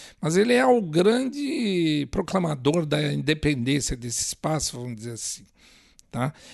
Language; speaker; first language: Portuguese; native; Portuguese